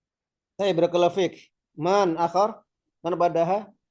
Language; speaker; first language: Arabic; non-native, fluent; Indonesian